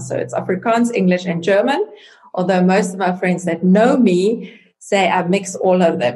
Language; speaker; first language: English; non-native, local second language; Afrikaans